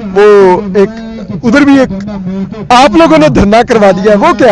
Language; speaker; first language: Urdu; native; Urdu